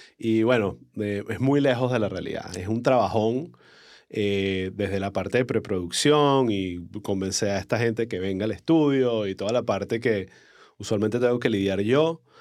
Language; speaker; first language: Spanish; native; Spanish